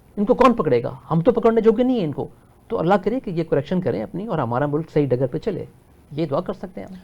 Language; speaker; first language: Urdu; non-native, local second language; Punjabi